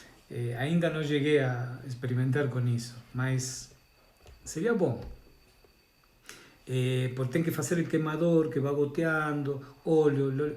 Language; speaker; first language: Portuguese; non-native, learner; Spanish